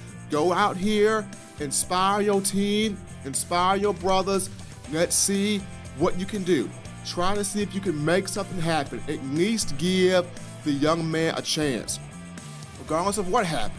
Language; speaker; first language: English; native; English